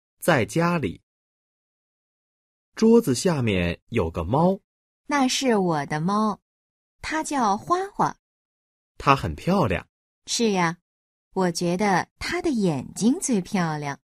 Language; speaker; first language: Chinese; non-native, fluent; Vietnamese